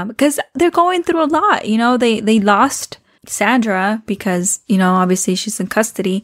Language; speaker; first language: English; early bilingual, other home language; Spanish